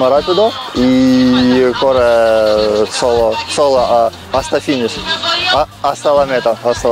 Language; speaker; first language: Spanish; non-native, learner; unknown